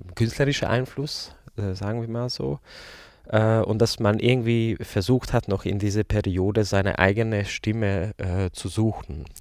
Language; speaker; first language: German; non-native, fluent; Hungarian